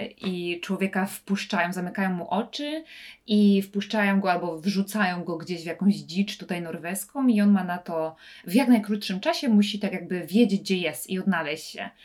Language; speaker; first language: Polish; native; Polish